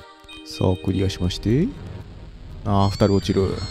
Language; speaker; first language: Japanese; native; Japanese